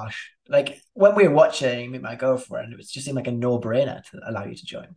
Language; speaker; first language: English; native; English